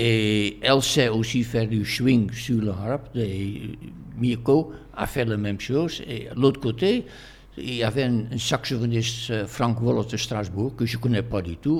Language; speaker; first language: French; non-native, fluent; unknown